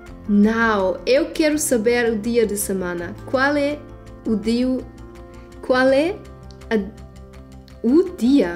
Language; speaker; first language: Portuguese; non-native, learner; German